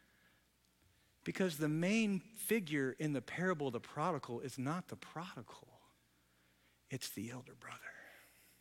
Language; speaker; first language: English; native; English